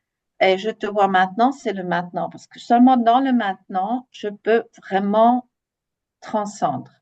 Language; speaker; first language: French; non-native, fluent; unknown